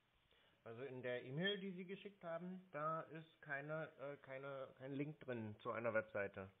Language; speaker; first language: German; native; German